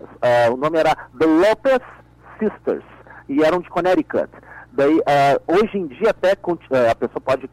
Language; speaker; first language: Portuguese; native; Portuguese